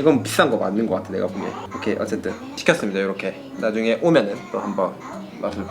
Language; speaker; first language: Korean; native; Korean